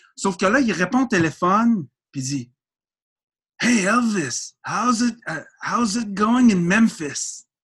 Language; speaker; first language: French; native; French